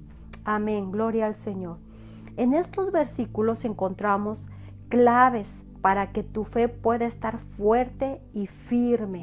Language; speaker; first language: Spanish; native; Spanish